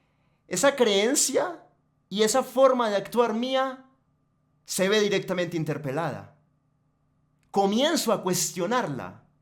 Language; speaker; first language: Spanish; native; Spanish